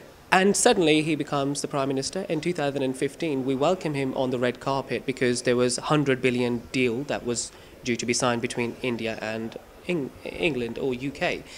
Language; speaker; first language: English; non-native, local second language; Urdu